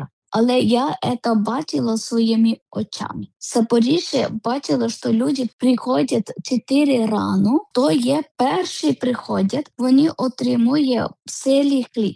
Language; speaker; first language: Ukrainian; non-native, learner; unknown